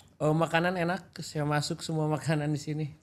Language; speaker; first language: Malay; non-native, local second language; Indonesian